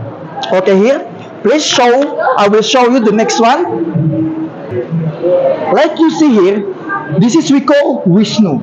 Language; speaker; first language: English; non-native, learner; Indonesian